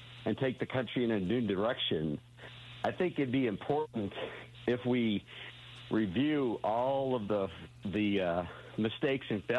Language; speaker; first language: English; native; English